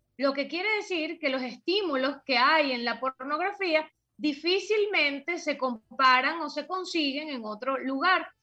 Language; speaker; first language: Spanish; native; Spanish